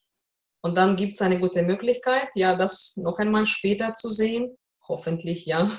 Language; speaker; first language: German; non-native, fluent; Russian